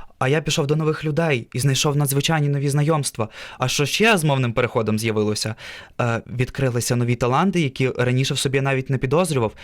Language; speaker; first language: Ukrainian; non-native, local second language; Russian